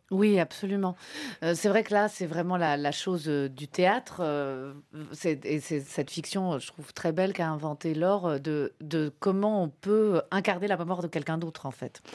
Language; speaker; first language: French; native; French